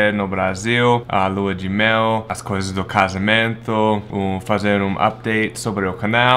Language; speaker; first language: Portuguese; non-native, fluent; English